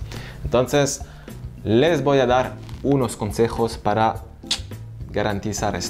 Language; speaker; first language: Spanish; non-native, fluent; French